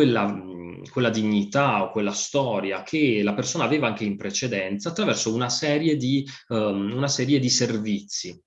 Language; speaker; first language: Italian; native; Italian